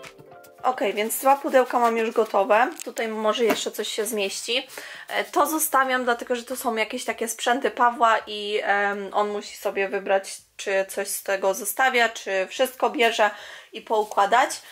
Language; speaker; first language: Polish; native; Polish